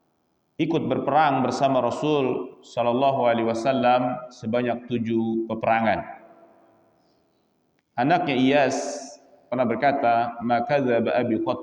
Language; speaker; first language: Indonesian; native; Indonesian